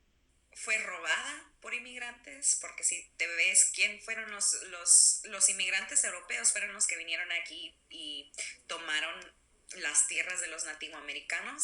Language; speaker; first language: Spanish; early bilingual, other home language; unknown